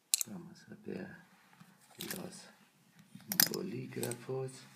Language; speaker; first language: Spanish; non-native, learner; German